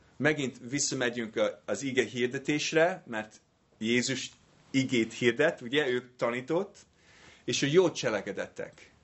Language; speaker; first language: Hungarian; non-native, fluent; English